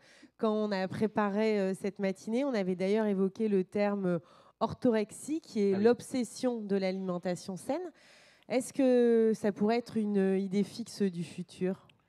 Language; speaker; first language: French; native; French